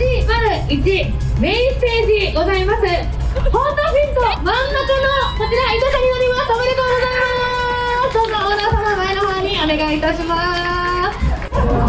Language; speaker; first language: Japanese; non-native, fluent; Italian